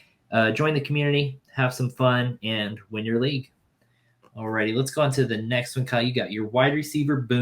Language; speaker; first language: English; native; English